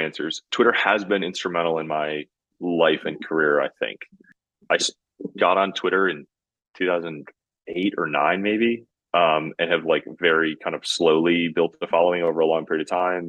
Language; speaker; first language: English; native; English